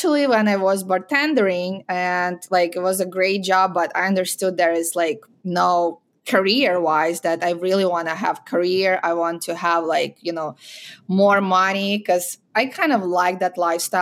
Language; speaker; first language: English; non-native, fluent; Ukrainian